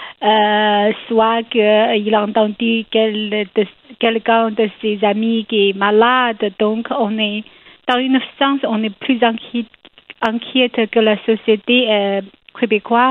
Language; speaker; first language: French; non-native, learner; Chinese